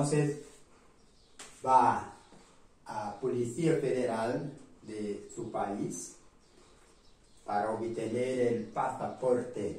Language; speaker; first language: Spanish; non-native, learner; Portuguese